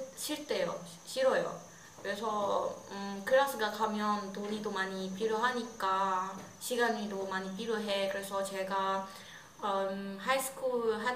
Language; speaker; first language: Korean; non-native, learner; Malay